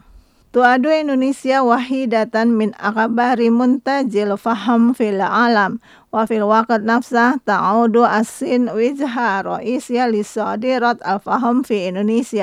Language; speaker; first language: Arabic; non-native, learner; Indonesian